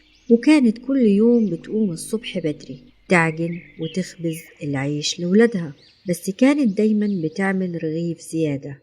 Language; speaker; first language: Arabic; native; Arabic